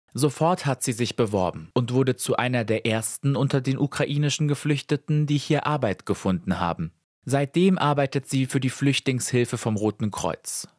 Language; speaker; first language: German; native; German